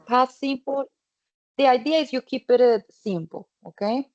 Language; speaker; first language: English; non-native, fluent; Spanish